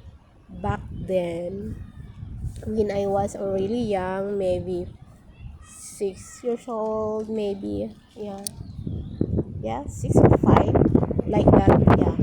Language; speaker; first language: English; non-native, local second language; Filipino